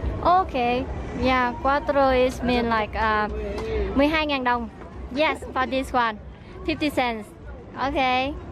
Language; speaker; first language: English; non-native, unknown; Vietnamese